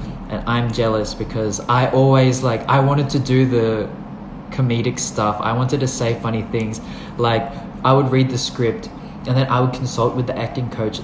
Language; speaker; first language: English; early bilingual, other home language; Thai